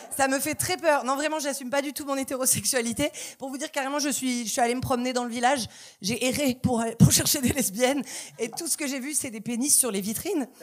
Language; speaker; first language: French; native; French